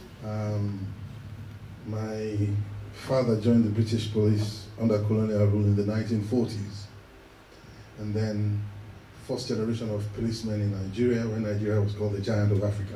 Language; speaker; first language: English; non-native, local second language; Yoruba